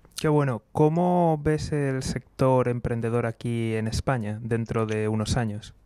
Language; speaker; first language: Spanish; native; Spanish